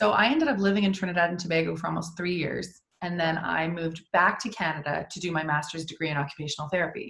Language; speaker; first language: English; native; English